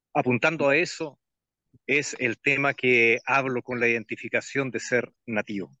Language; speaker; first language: Spanish; native; Spanish